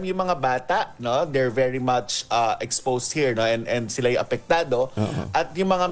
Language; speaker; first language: Filipino; native; Filipino